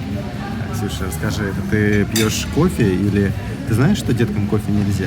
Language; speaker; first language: Russian; native; Russian